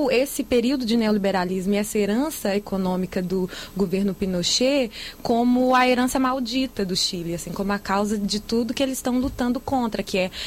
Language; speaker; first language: Portuguese; native; Portuguese